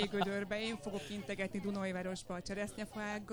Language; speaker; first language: Hungarian; native; Hungarian